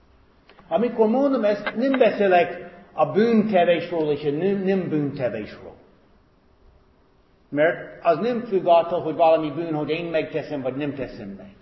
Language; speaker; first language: Hungarian; non-native, fluent; English